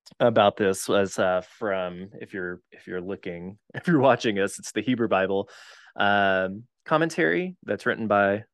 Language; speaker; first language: English; native; English